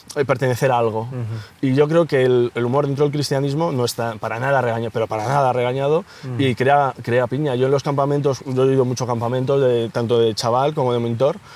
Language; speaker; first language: Spanish; native; Spanish